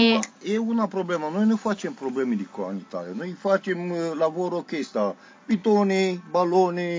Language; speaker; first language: Italian; non-native, learner; Romanian